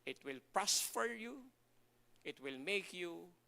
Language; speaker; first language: English; non-native, local second language; Filipino